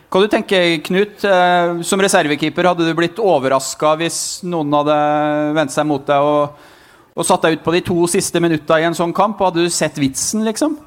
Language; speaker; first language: Norwegian; native; Norwegian